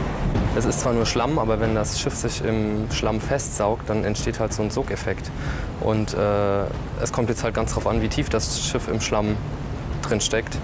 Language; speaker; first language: German; native; German